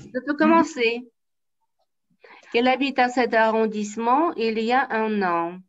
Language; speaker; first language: French; non-native, learner; Russian